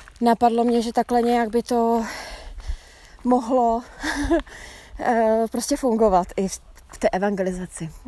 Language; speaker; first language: Czech; native; Czech